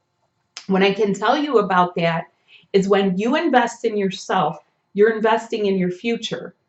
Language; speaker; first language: English; native; English